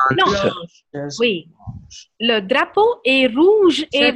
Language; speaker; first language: French; non-native, fluent; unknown